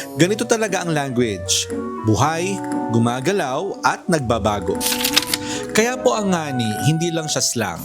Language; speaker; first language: Filipino; native; Filipino